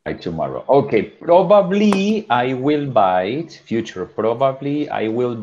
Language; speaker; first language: English; non-native, fluent; Spanish